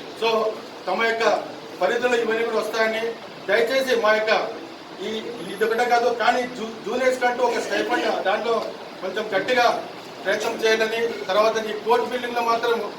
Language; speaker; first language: Telugu; native; Telugu